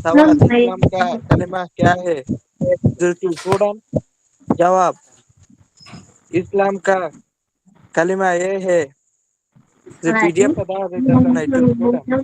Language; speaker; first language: Hindi; non-native, learner; Bangla